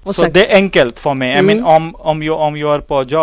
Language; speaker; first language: Swedish; non-native, learner; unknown